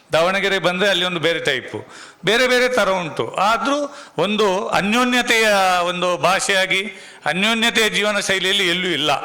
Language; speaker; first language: Kannada; non-native, local second language; Tulu